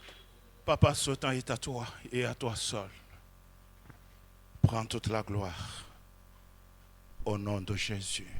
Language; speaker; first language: French; non-native, local second language; Lingala